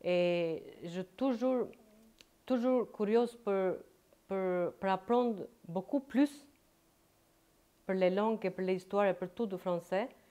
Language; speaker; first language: French; non-native, learner; Albanian